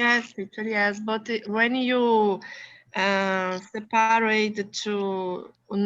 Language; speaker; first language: English; non-native, learner; Portuguese